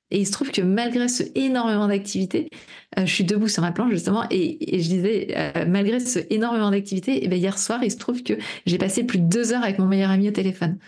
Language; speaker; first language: French; native; French